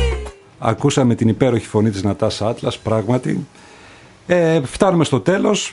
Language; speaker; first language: Greek; native; Greek